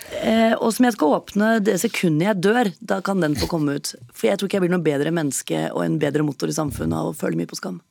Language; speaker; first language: Norwegian; native; Norwegian